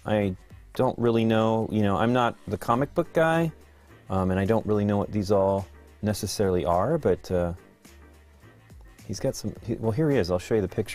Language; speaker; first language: English; native; English